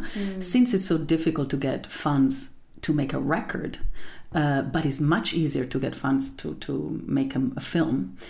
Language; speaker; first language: English; non-native, fluent; Italian